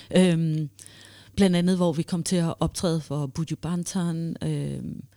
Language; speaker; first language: Danish; early bilingual, other home language; Swahili